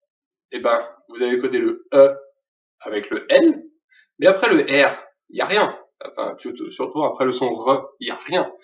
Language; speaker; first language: French; native; French